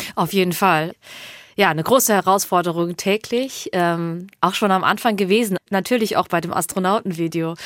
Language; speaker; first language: German; native; German